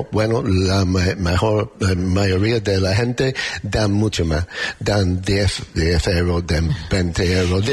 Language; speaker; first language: Spanish; non-native, learner; English